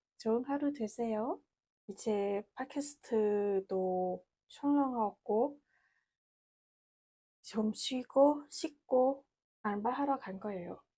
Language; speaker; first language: Korean; non-native, learner; Vietnamese